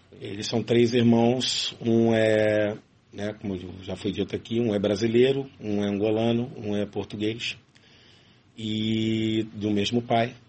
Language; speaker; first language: Portuguese; native; Portuguese